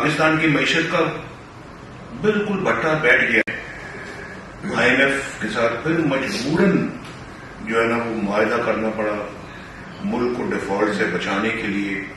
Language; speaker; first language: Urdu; non-native, local second language; Punjabi